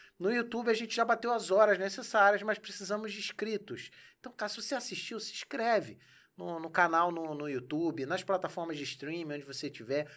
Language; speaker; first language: Portuguese; native; Portuguese